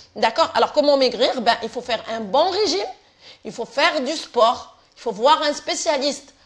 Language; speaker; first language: French; non-native, local second language; Arabic